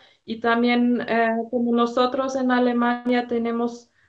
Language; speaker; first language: Spanish; non-native, fluent; German